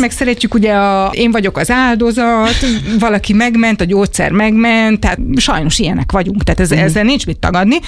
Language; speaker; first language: Hungarian; native; Hungarian